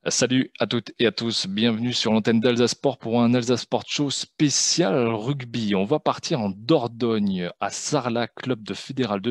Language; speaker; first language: French; native; French